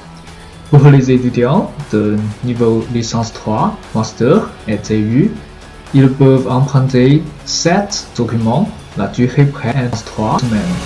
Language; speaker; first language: French; non-native, learner; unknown